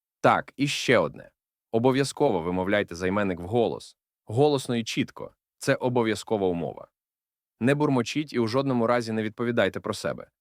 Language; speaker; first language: Ukrainian; native; Ukrainian